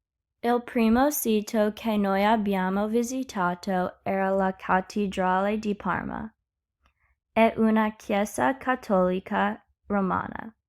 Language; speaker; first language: Italian; non-native, learner; English